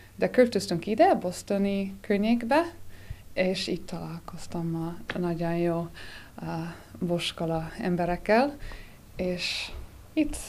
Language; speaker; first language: Hungarian; non-native, fluent; English